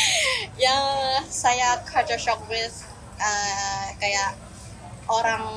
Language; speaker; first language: Indonesian; non-native, learner; Thai